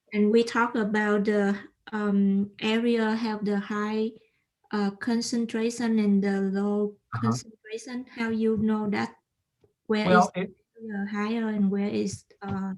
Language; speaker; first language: English; non-native, learner; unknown